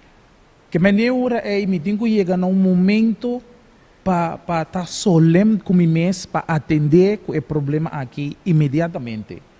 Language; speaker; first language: Portuguese; non-native, learner; Papiamento